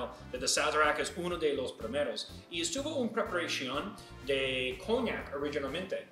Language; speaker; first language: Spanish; non-native, learner; English